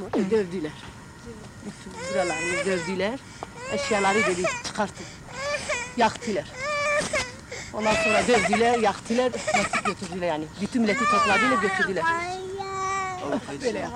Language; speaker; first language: Turkish; non-native, local second language; Kurdish